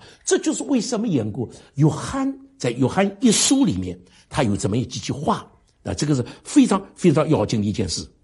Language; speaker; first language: Chinese; native; Chinese